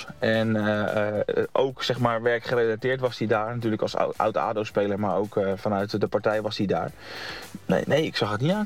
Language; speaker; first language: Dutch; native; Dutch